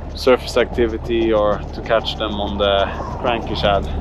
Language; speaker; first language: English; non-native, fluent; Swedish